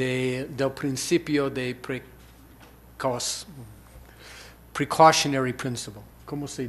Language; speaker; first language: Spanish; non-native, fluent; English